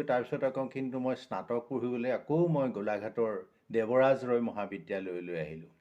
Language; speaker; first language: Assamese; native; Assamese